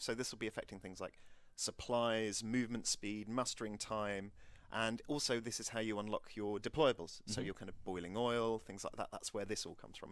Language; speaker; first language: English; native; English